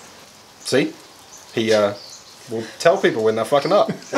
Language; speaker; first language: English; native; English